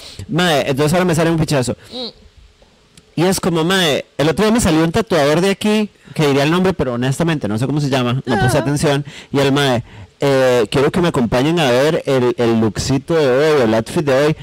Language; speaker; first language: Spanish; native; Spanish